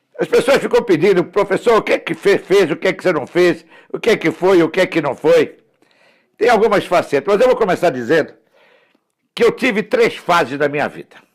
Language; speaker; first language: Portuguese; early bilingual, other home language; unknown